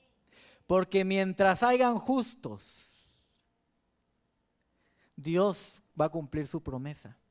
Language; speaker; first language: Spanish; native; Spanish